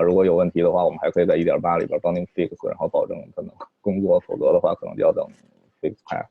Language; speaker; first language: Chinese; native; Chinese